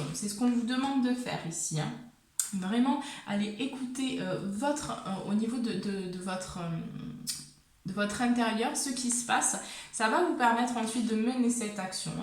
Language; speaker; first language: French; native; French